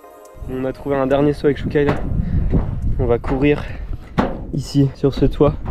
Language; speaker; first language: French; native; French